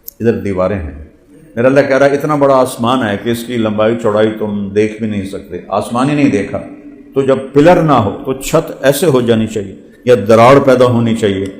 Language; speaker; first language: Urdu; non-native, local second language; Punjabi